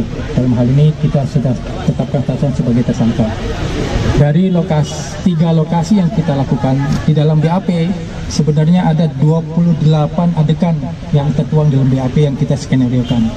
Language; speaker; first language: Indonesian; native; Indonesian